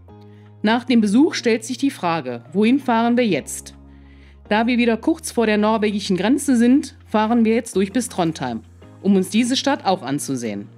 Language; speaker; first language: German; native; German